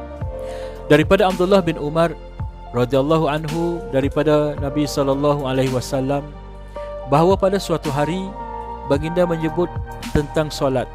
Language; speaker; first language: Malay; native; Malay